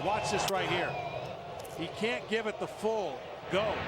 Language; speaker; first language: English; native; English